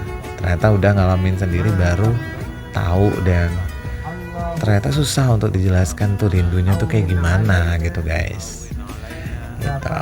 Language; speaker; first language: Indonesian; native; Indonesian